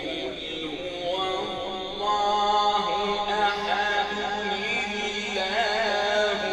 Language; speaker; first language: Arabic; native; Arabic